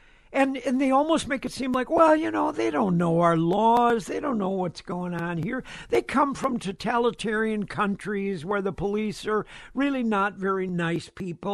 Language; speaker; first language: English; native; English